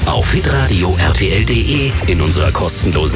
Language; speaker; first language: German; native; German